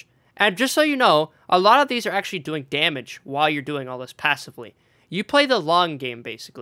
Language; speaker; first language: English; native; English